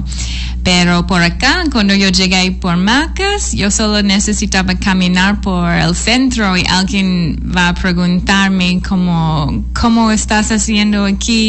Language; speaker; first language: Spanish; non-native, fluent; English